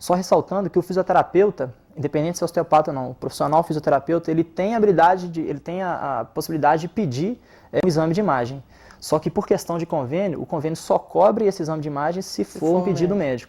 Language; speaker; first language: Portuguese; native; Portuguese